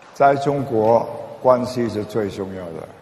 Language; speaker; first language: Chinese; non-native, local second language; English